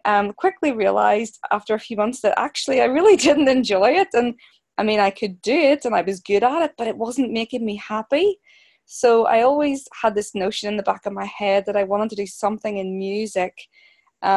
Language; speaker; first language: English; native; English